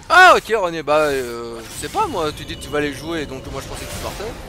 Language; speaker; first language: French; native; French